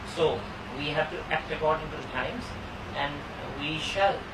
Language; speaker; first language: English; non-native, local second language; Sinhala